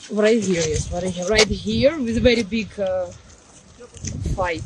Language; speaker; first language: English; non-native, learner; Russian